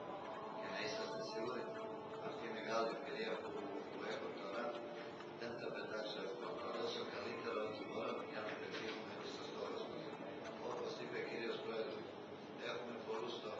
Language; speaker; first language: Greek; non-native, fluent; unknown